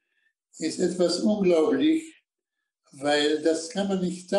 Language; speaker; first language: German; non-native, fluent; Slovak